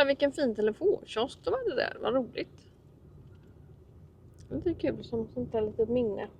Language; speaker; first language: Swedish; native; Swedish